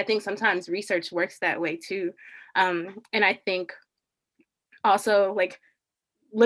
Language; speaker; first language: English; native; English